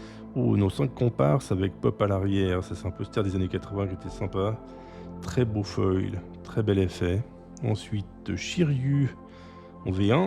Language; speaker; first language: French; native; French